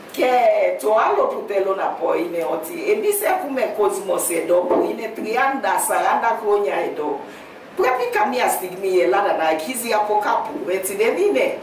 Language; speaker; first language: Greek; non-native, fluent; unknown